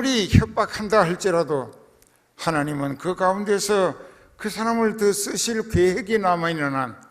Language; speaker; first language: Korean; native; Korean